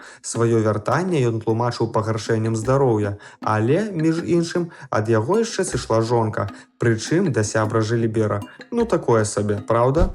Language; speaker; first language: Belarusian; native; Belarusian